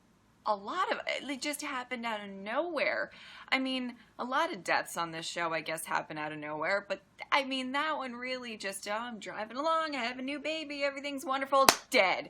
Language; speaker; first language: English; native; English